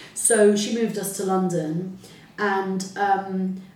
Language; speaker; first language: English; early bilingual, other home language; Arabic